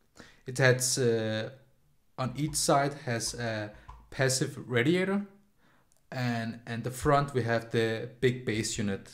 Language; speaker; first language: English; non-native, fluent; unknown